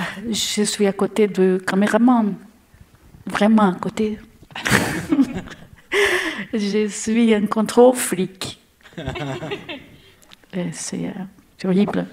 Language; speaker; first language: French; non-native, learner; Portuguese